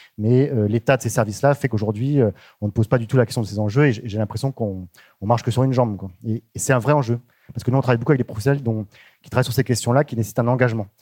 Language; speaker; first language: French; native; French